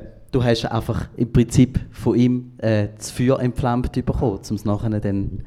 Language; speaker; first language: German; native; German